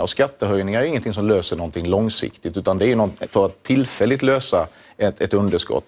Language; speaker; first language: Swedish; native; Swedish